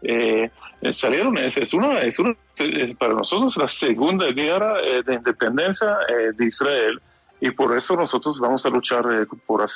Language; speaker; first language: Spanish; non-native, fluent; Hebrew